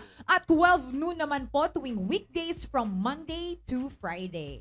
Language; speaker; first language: English; non-native, local second language; Filipino